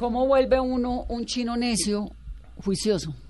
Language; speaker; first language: Spanish; native; Spanish